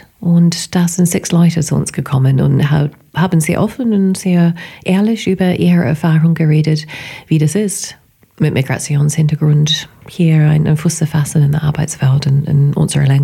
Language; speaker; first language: German; non-native, fluent; English